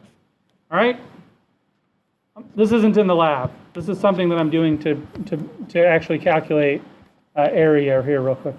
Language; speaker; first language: English; native; English